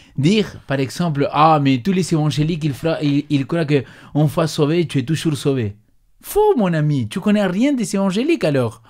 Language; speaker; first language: French; non-native, fluent; Spanish